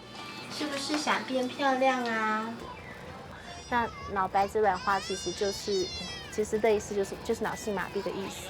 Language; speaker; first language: Chinese; native; Chinese